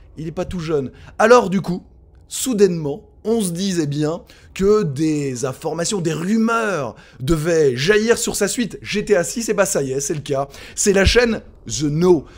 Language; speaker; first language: French; native; French